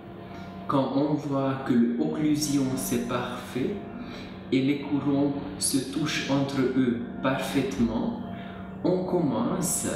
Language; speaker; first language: French; non-native, learner; Hungarian